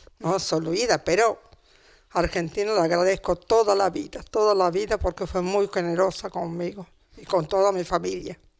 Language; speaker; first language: Spanish; non-native, fluent; Italian